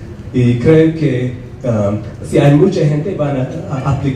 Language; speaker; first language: Spanish; non-native, fluent; English